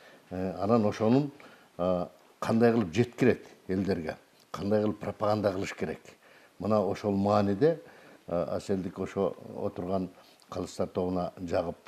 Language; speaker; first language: Kyrgyz; native; Kyrgyz